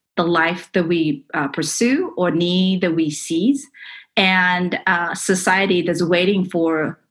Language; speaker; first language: English; non-native, fluent; Japanese